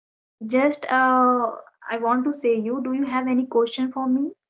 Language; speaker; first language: English; non-native, learner; Odia